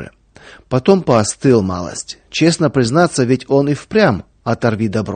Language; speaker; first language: Russian; native; Russian